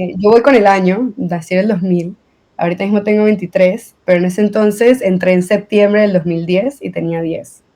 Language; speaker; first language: Spanish; native; Spanish